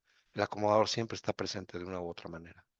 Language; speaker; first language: Spanish; native; Spanish